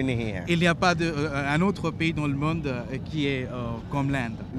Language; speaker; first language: French; non-native, learner; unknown